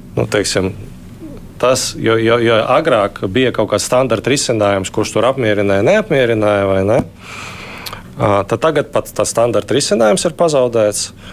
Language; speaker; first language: Latvian; non-native, local second language; Russian